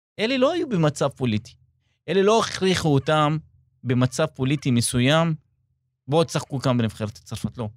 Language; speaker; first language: Hebrew; non-native, local second language; Arabic